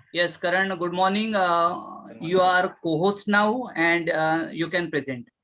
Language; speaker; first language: English; non-native, local second language; Marathi